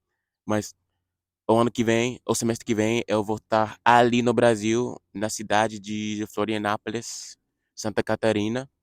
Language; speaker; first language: Portuguese; non-native, fluent; English